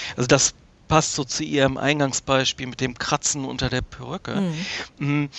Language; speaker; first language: German; native; German